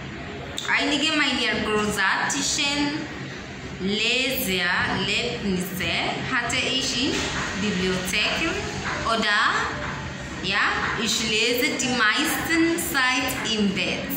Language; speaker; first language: German; non-native, learner; English